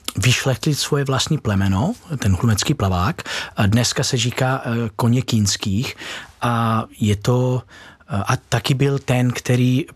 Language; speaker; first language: Czech; non-native, fluent; Italian